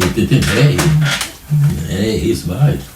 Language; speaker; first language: English; non-native, learner; Swedish